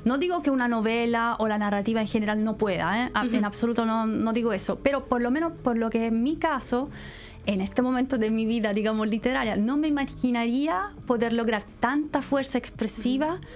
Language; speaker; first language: Spanish; non-native, fluent; Italian